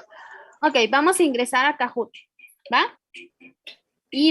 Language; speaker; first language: Spanish; native; Spanish